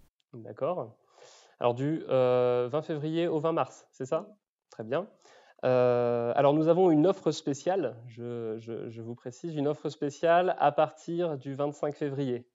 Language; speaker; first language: French; native; French